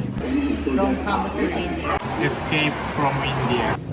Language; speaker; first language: English; non-native, learner; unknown